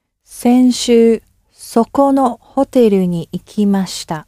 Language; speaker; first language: Japanese; non-native, learner; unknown